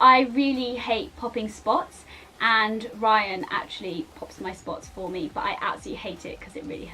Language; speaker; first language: English; native; English